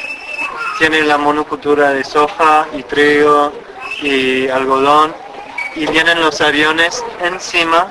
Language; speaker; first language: Spanish; non-native, fluent; English